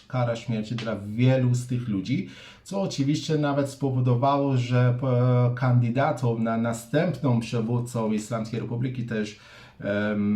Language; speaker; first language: Polish; non-native, fluent; Persian